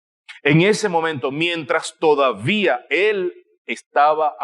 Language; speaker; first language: Spanish; native; Spanish